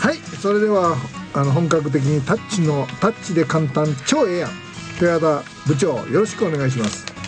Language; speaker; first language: Japanese; native; Japanese